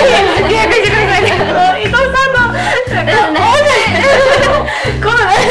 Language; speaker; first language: Japanese; native; Japanese